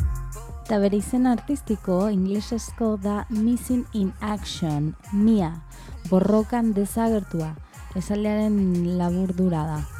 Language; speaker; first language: Basque; non-native, learner; Spanish